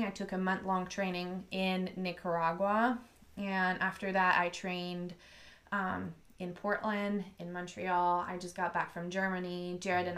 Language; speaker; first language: English; non-native, fluent; French